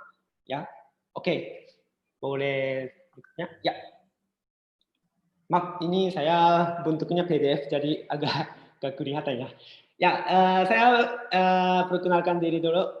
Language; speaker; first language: Indonesian; non-native, fluent; Japanese